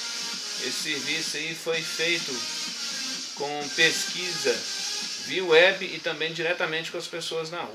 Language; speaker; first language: Portuguese; native; Portuguese